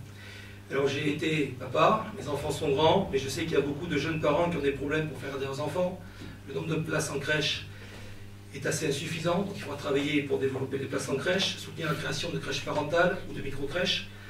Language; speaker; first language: French; native; French